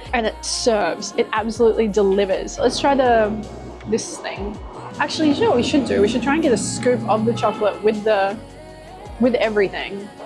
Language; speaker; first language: English; native; English